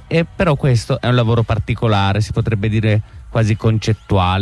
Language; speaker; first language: Italian; native; Italian